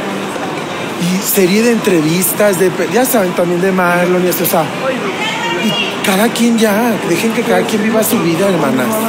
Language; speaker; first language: Spanish; native; Spanish